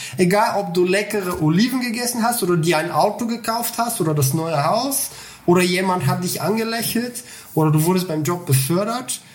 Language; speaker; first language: German; non-native, fluent; Bulgarian